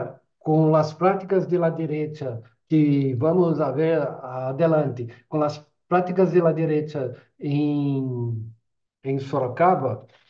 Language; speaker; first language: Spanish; non-native, fluent; Portuguese